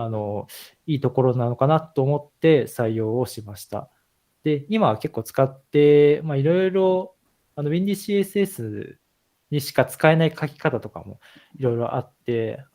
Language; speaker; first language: Japanese; native; Japanese